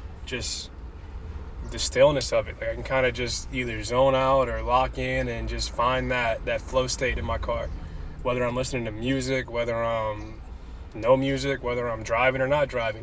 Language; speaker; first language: English; native; English